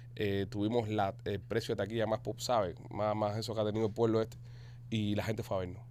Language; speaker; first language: Spanish; native; Spanish